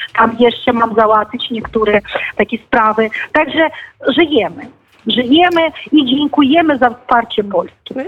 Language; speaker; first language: Polish; non-native, fluent; Ukrainian